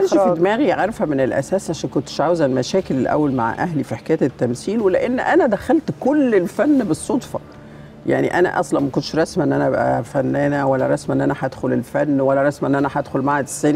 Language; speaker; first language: Arabic; native; Arabic